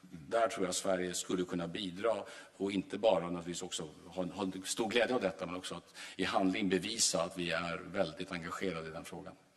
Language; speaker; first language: Swedish; native; Swedish